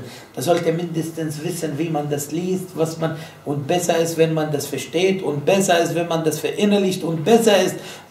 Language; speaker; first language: German; non-native, fluent; Arabic